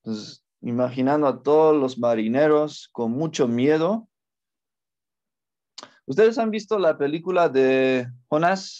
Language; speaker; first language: Spanish; non-native, fluent; English